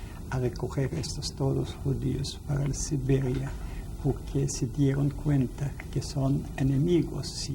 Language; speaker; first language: Spanish; non-native, fluent; Yiddish